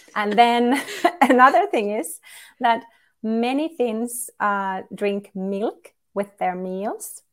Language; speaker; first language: English; non-native, fluent; Finnish